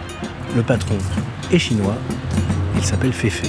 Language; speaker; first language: French; native; French